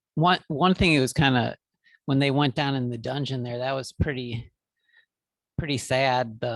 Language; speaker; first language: English; native; English